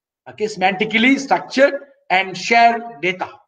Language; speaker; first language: English; non-native, local second language; Malay